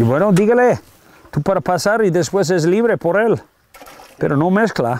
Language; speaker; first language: Spanish; non-native, learner; English